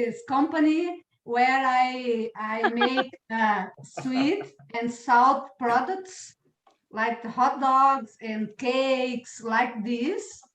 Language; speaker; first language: English; non-native, learner; Portuguese